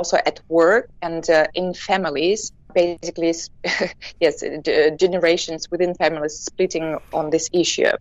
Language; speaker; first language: English; non-native, fluent; Kyrgyz